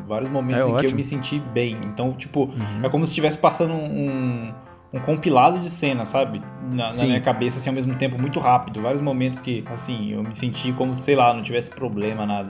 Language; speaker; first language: Portuguese; native; Portuguese